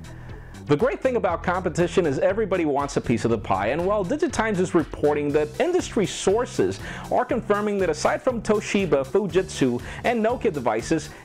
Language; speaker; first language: English; non-native, local second language; Spanish